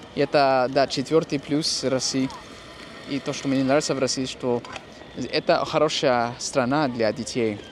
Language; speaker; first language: Russian; non-native, fluent; English